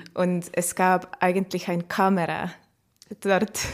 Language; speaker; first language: German; non-native, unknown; Estonian